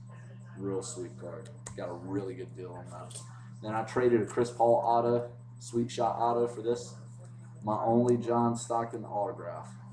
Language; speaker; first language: English; native; English